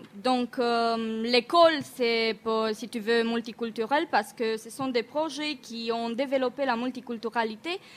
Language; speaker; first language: French; non-native, learner; Romanian